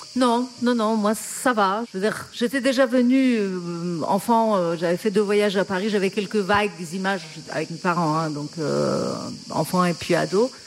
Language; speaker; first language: French; non-native, fluent; Persian